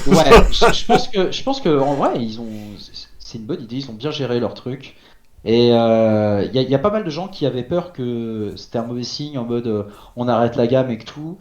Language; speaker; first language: French; native; French